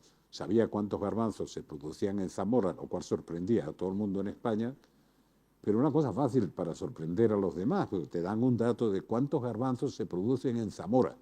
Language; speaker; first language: Spanish; native; Spanish